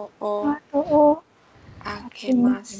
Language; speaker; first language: Japanese; non-native, learner; Chinese